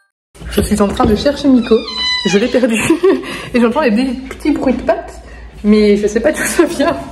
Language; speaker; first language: French; native; French